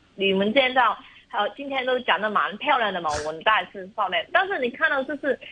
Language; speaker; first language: Chinese; non-native, local second language; Cantonese